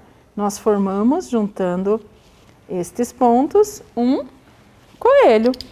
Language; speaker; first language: Portuguese; native; Portuguese